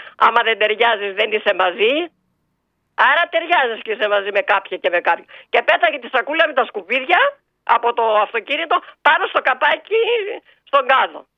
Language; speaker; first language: Greek; native; Greek